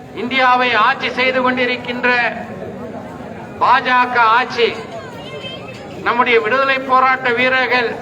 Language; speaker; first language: Tamil; native; Tamil